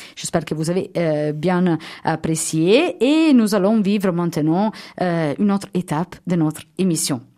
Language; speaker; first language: French; non-native, fluent; Italian